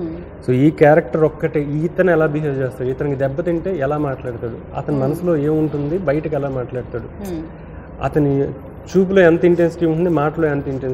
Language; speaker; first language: Telugu; native; Telugu